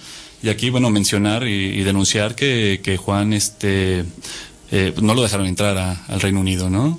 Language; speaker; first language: Spanish; native; Spanish